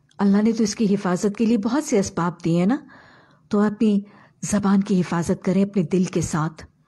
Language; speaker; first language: Urdu; native; Urdu